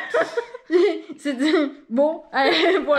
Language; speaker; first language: French; native; French